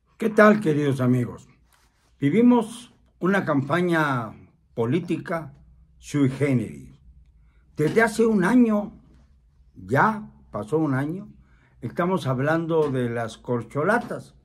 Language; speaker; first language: Spanish; native; Spanish